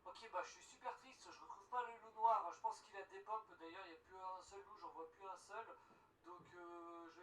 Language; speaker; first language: French; native; French